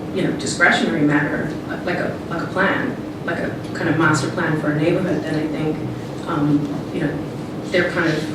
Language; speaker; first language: English; native; English